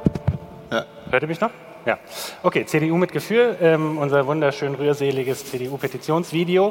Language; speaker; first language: German; native; German